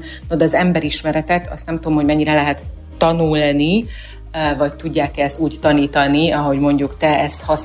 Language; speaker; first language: Hungarian; native; Hungarian